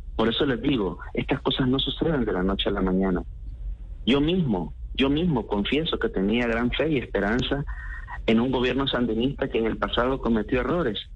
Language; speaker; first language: Spanish; native; Spanish